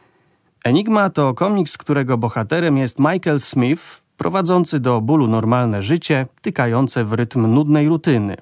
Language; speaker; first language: Polish; native; Polish